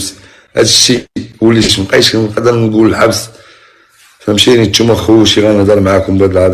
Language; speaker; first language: Arabic; native; Arabic